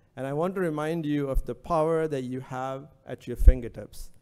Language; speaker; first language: English; non-native, local second language; Sinhala